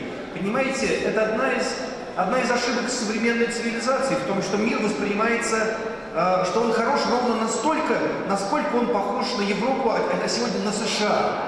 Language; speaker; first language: Russian; native; Russian